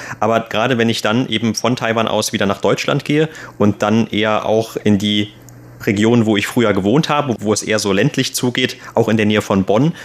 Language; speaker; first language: German; native; German